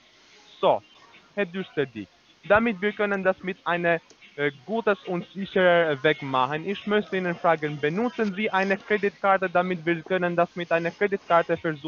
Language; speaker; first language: German; non-native, learner; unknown